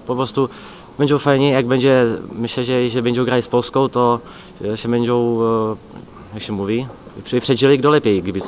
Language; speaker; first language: Polish; non-native, learner; Czech